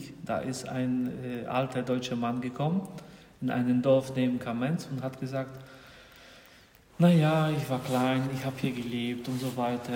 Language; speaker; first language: German; non-native, fluent; Polish